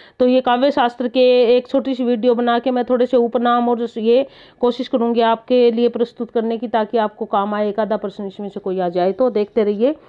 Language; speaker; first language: Hindi; native; Hindi